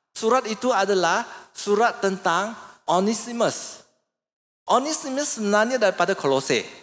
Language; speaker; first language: Malay; non-native, local second language; English